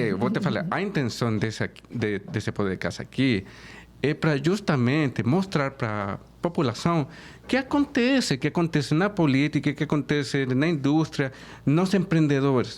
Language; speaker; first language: Portuguese; non-native, fluent; Spanish